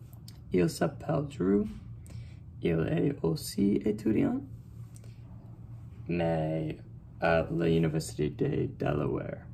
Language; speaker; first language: French; non-native, learner; English